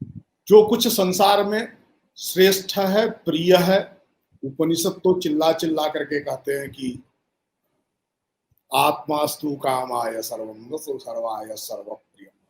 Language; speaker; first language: Hindi; native; Hindi